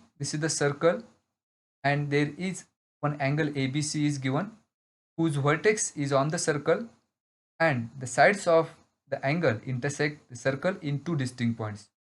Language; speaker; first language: English; non-native, local second language; Marathi